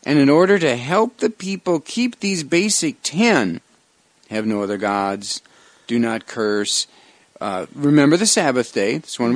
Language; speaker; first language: English; native; English